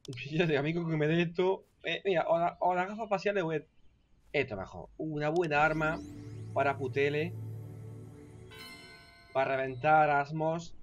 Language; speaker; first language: Spanish; native; Spanish